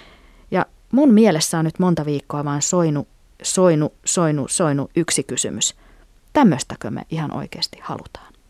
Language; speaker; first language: Finnish; native; Finnish